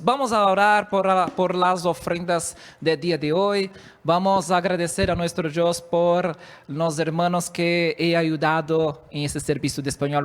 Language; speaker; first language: Spanish; non-native, learner; Portuguese